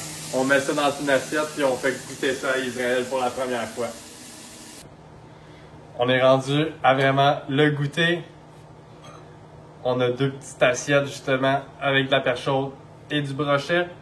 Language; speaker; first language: French; native; French